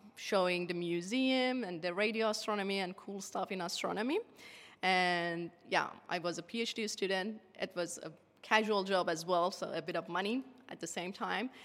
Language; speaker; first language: English; non-native, fluent; Persian